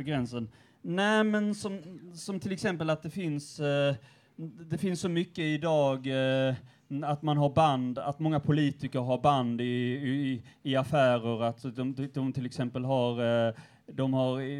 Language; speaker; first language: Swedish; native; Swedish